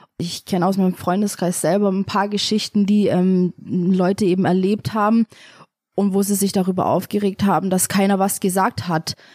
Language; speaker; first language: German; early bilingual, other home language; Turkish